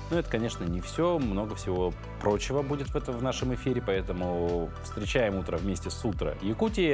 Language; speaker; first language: Russian; native; Russian